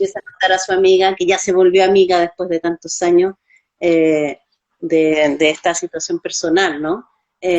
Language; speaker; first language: Spanish; native; Spanish